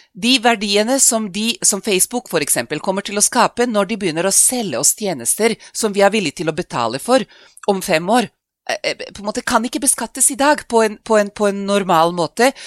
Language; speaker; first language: Norwegian; non-native, fluent; Serbian